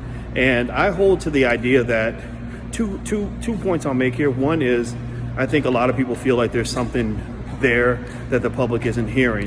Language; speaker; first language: English; native; English